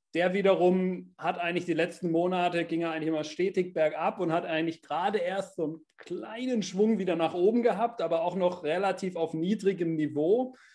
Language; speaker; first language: German; native; German